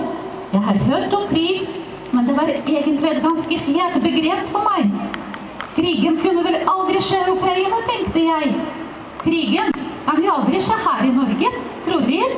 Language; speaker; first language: Norwegian; non-native, fluent; Ukrainian